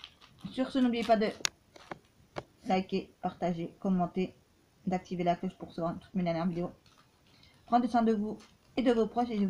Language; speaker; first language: French; native; French